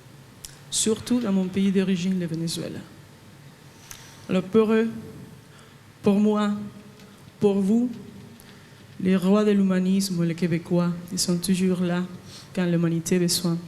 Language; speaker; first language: French; non-native, fluent; Spanish